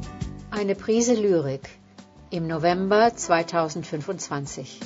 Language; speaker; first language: German; native; German